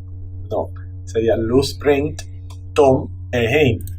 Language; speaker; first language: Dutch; non-native, learner; Spanish